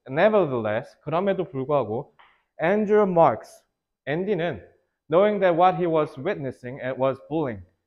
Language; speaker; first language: English; non-native, fluent; Korean